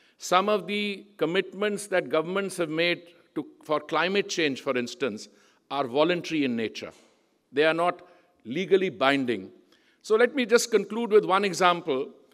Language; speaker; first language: English; non-native, local second language; Punjabi